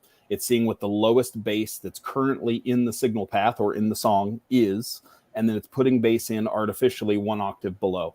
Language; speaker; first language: English; native; English